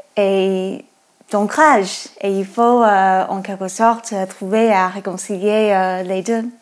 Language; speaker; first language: French; non-native, fluent; English